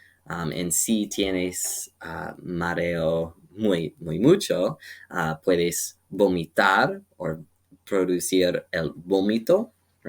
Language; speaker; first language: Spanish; non-native, learner; English